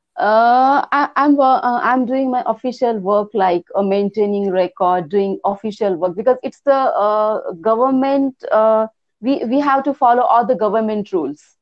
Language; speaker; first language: English; non-native, local second language; Hindi